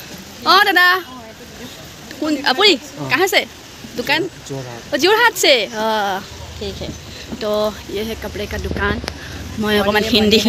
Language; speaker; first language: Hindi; non-native, local second language; Assamese